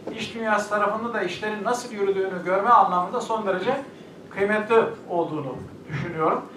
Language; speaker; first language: Turkish; native; Turkish